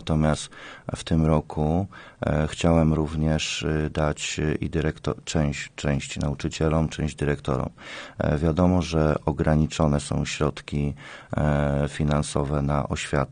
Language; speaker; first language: Polish; native; Polish